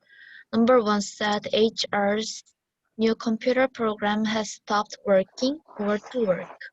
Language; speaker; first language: English; non-native, learner; Korean